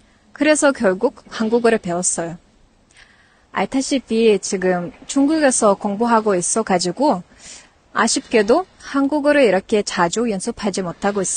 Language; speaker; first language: Korean; non-native, fluent; Yakut